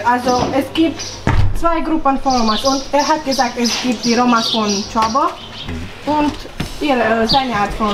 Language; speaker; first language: German; non-native, fluent; Romanian